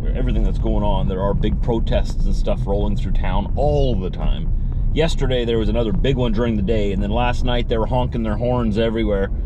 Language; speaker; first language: English; native; English